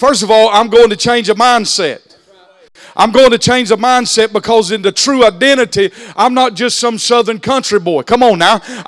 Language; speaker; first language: English; native; English